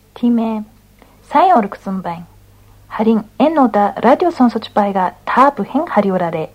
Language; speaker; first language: Mongolian; non-native, fluent; Japanese